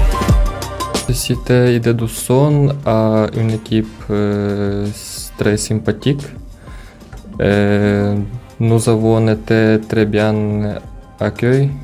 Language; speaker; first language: French; non-native, learner; Ukrainian